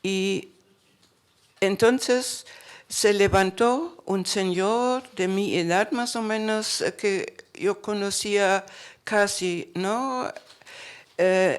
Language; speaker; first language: Spanish; non-native, fluent; German